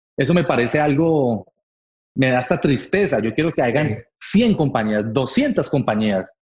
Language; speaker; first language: Spanish; native; Spanish